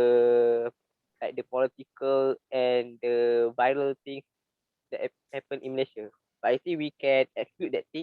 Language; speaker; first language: English; non-native, learner; Malay